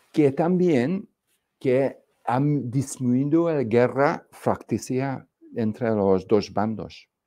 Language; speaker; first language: Spanish; non-native, fluent; Hungarian